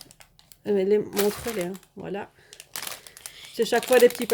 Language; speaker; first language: French; native; French